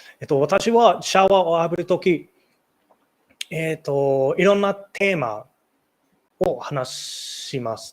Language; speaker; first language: Japanese; non-native, learner; English